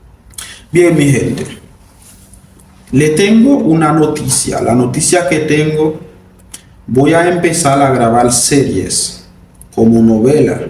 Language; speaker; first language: Spanish; non-native, fluent; Haitian Creole